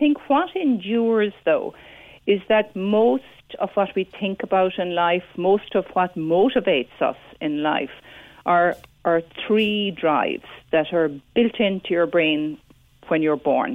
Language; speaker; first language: English; native; English